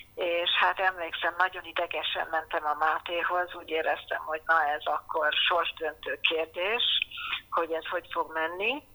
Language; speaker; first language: Hungarian; early bilingual, heritage; Hungarian